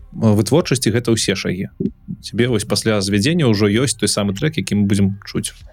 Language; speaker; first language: Belarusian; non-native, local second language; Russian